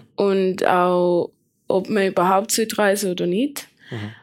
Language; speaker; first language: German; native; German